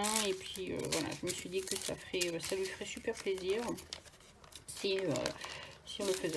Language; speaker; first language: French; native; French